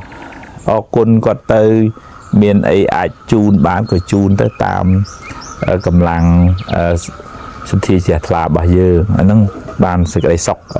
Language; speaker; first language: Khmer; native; Khmer